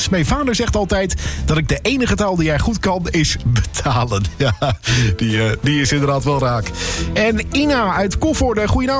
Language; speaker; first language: Dutch; native; Dutch